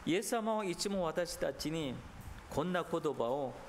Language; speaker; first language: Japanese; non-native, fluent; Korean